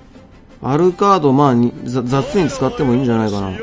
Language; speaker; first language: Japanese; native; Japanese